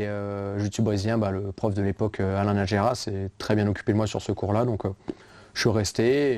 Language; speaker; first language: French; native; French